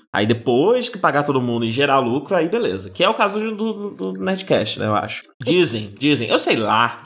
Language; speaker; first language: Portuguese; native; Portuguese